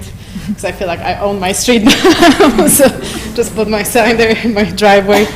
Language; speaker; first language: English; non-native, fluent; Polish